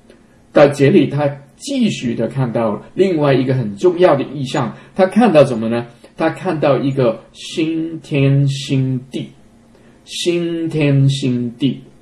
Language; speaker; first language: Chinese; non-native, local second language; Cantonese